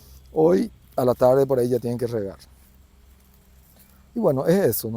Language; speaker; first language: Spanish; native; Spanish